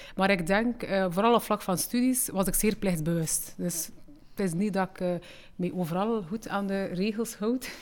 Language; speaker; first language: Dutch; early bilingual, other home language; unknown